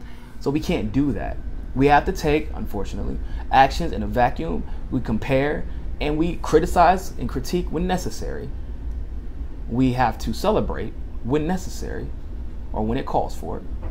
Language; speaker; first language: English; native; English